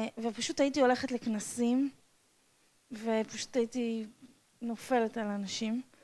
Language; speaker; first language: Hebrew; non-native, fluent; English